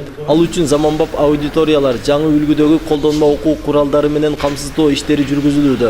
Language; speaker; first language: Kyrgyz; native; Kyrgyz